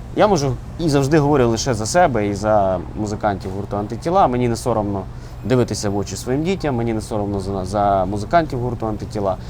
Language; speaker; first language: Ukrainian; native; Ukrainian